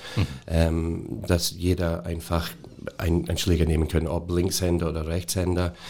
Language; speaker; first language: German; non-native, fluent; English